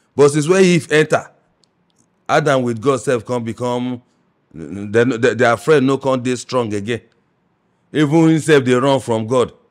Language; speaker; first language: Nigerian Pidgin; non-native, local second language; Yoruba